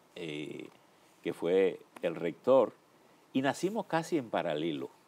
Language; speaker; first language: Spanish; native; Spanish